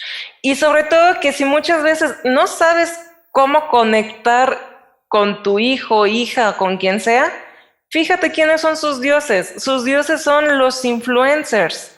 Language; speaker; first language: Spanish; native; Spanish